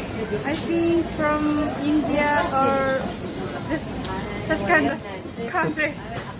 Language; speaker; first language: English; non-native, fluent; Uzbek